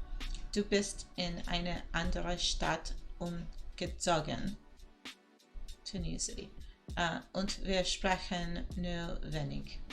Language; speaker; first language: German; non-native, learner; Spanish